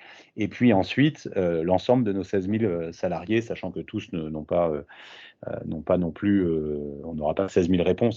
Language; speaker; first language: French; native; French